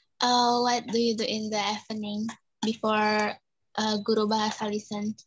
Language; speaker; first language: English; non-native, local second language; Indonesian